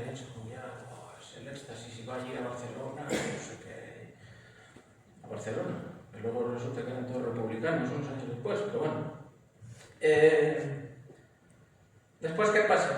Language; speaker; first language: Spanish; native; Spanish